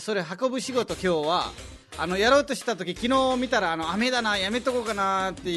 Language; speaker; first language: Japanese; non-native, fluent; Nepali